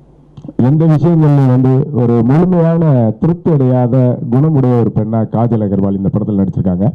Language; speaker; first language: Tamil; native; Tamil